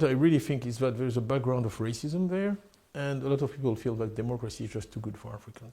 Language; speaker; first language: English; non-native, fluent; French